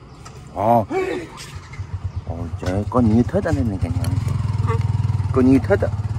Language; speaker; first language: Vietnamese; non-native, learner; Korean